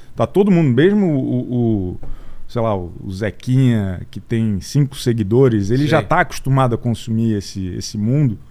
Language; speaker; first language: Portuguese; native; Portuguese